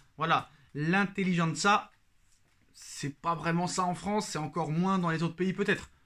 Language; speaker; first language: French; native; French